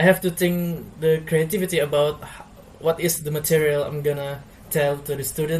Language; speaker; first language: English; non-native, learner; Indonesian